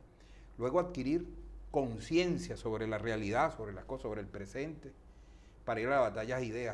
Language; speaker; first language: Spanish; native; Spanish